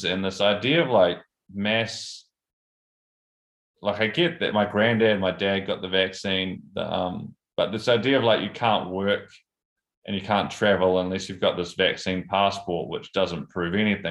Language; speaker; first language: English; native; English